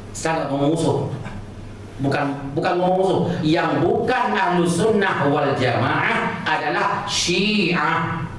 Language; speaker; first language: Indonesian; non-native, local second language; Achinese